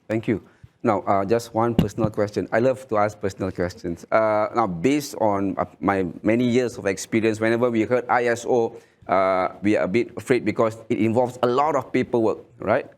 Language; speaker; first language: English; non-native, local second language; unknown